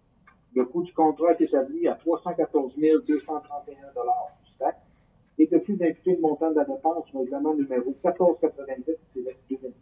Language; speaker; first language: French; native; French